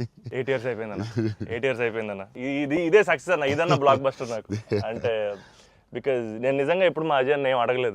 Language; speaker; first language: Telugu; native; Telugu